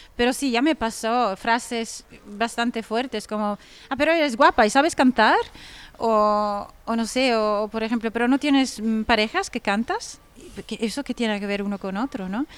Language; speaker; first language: Spanish; non-native, fluent; Italian